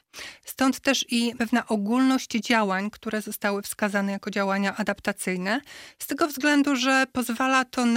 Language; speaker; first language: Polish; native; Polish